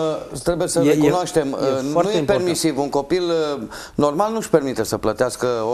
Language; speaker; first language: Romanian; native; Romanian